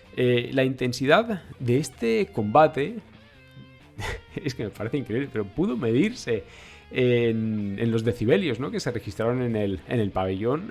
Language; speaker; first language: Spanish; native; Spanish